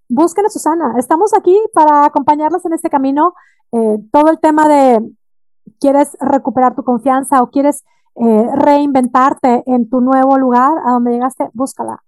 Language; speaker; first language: Spanish; native; Spanish